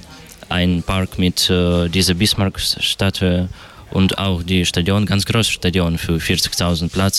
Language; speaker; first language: German; non-native, learner; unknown